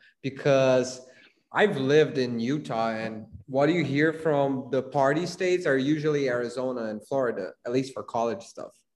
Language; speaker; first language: English; non-native, fluent; Portuguese